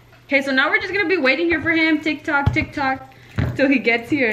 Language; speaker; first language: English; early bilingual, other home language; Spanish